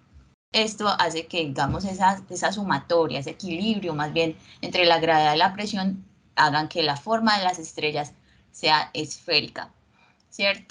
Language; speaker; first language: Spanish; native; Spanish